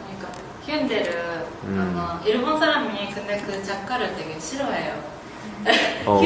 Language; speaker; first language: Korean; non-native, fluent; Japanese